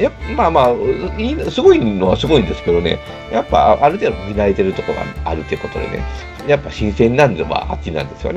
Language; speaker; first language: Japanese; native; Japanese